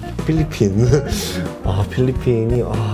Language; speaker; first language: Korean; native; Korean